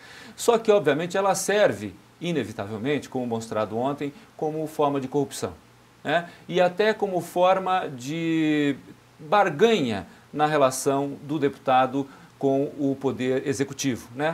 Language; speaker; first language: Portuguese; native; Portuguese